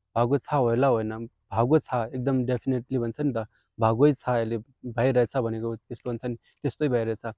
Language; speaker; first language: Nepali; non-native, fluent; Hindi